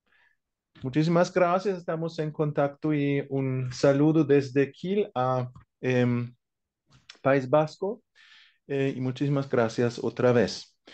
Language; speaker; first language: Spanish; non-native, fluent; German